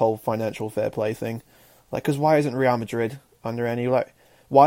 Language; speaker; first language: English; native; English